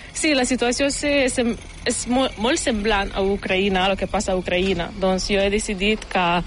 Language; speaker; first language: Catalan; non-native, learner; Ukrainian